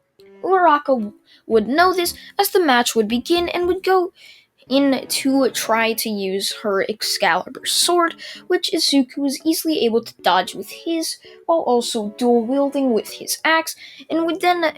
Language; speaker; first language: English; native; English